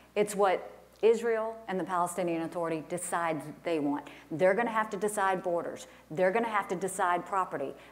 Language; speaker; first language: English; native; English